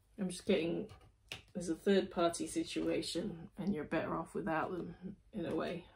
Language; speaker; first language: English; native; English